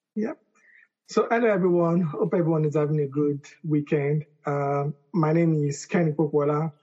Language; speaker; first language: English; non-native, local second language; Yoruba